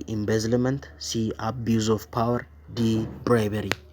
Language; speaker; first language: English; non-native, local second language; Amharic